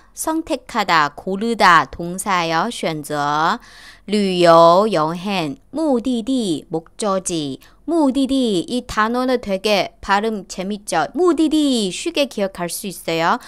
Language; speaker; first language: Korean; non-native, fluent; Chinese